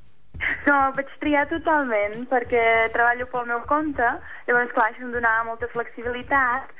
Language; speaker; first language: Catalan; native; Catalan